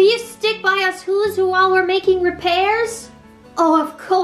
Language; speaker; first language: English; native; English